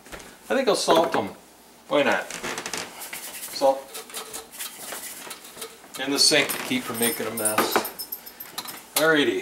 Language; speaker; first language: English; native; English